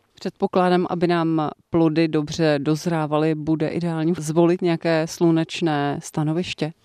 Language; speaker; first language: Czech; native; Czech